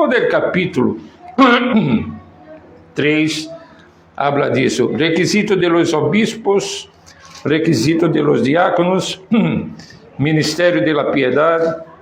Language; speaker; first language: Spanish; non-native, fluent; Portuguese